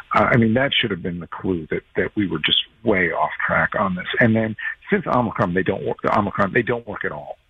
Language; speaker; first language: English; native; English